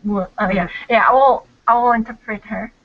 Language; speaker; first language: English; non-native, learner; Korean